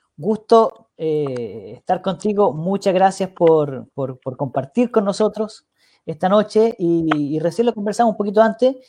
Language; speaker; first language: Spanish; native; Spanish